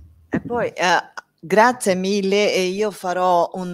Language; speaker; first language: Italian; non-native, learner; Portuguese